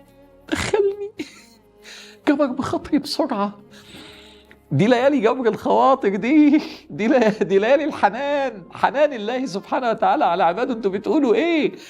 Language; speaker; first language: Arabic; native; Arabic